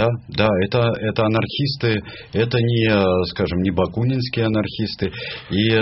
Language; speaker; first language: Russian; native; Russian